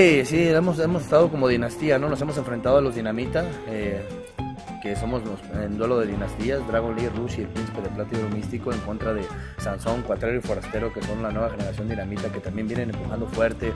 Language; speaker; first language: Spanish; native; Spanish